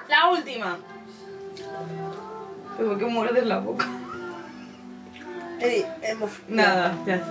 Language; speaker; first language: Spanish; native; Spanish